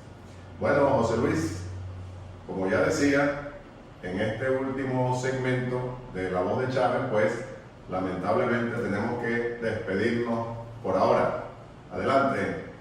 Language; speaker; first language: Spanish; native; Spanish